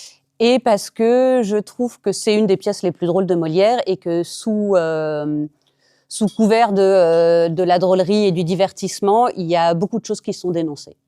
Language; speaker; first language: French; native; French